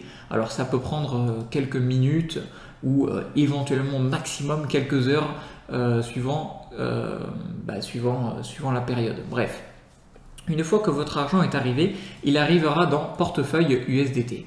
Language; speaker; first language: French; native; French